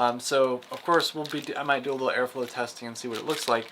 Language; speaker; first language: English; native; English